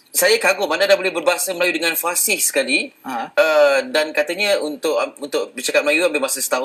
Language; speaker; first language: Malay; native; Malay